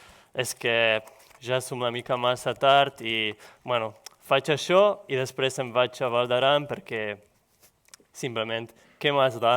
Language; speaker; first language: Catalan; non-native, local second language; Spanish